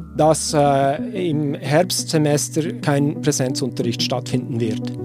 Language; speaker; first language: German; native; German